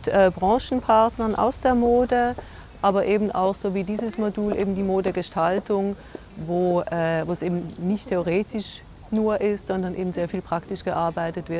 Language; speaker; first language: German; native; German